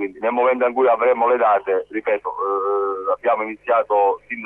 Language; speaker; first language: Italian; native; Italian